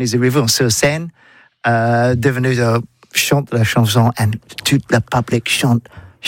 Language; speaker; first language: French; non-native, learner; English